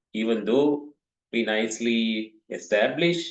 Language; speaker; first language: English; non-native, local second language; Sinhala